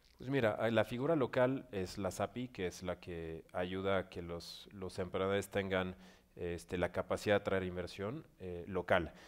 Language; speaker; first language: Spanish; non-native, fluent; French